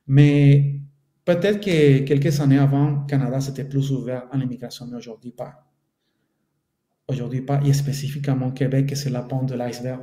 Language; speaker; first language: French; non-native, fluent; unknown